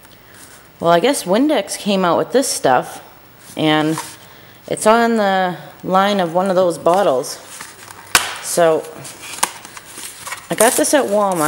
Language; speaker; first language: English; native; English